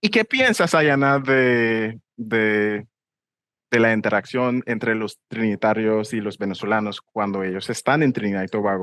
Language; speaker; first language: Spanish; non-native, fluent; English